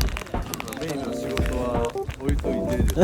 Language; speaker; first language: Japanese; native; Japanese